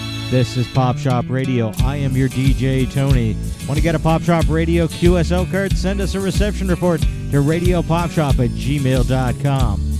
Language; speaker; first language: English; native; English